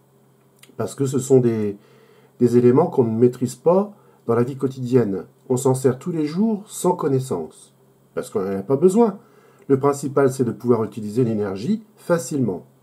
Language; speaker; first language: French; native; French